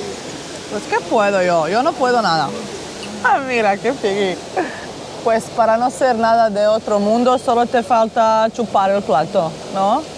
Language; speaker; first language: Spanish; non-native, fluent; Bosnian